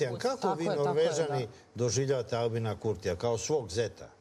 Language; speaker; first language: Bosnian; native; Bosnian